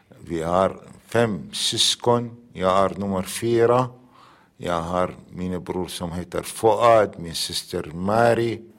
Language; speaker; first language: Swedish; non-native, learner; Arabic